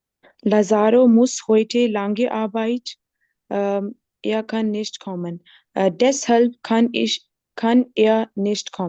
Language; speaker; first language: German; non-native, learner; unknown